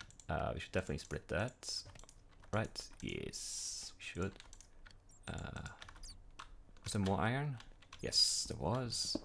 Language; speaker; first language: English; native; English